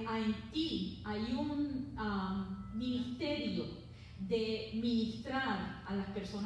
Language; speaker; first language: Spanish; early bilingual, heritage; Spanish